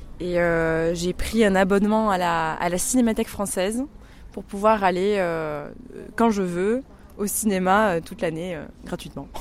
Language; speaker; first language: French; native; French